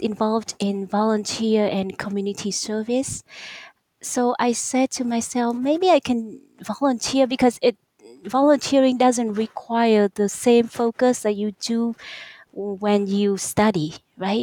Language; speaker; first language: English; non-native, fluent; Vietnamese